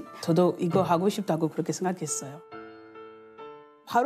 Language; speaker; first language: Korean; non-native, learner; French